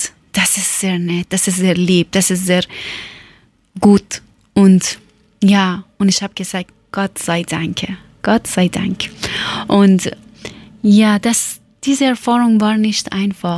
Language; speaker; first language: German; non-native, learner; Persian